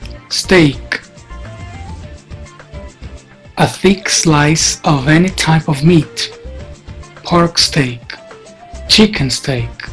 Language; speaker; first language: English; non-native, fluent; Portuguese